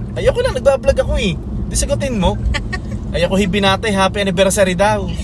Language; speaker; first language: Filipino; native; Filipino